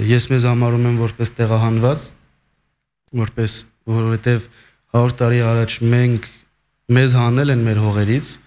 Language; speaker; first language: Armenian; early bilingual, heritage; Armenian